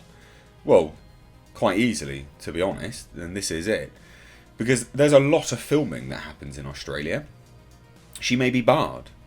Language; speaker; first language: English; native; English